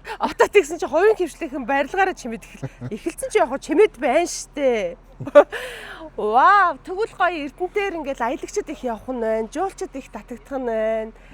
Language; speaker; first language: Mongolian; native; Mongolian